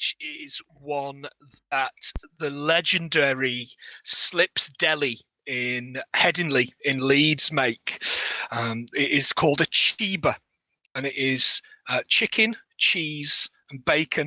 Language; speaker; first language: English; native; English